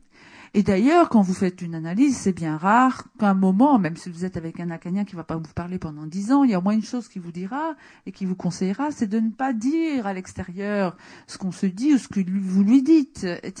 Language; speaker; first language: French; native; French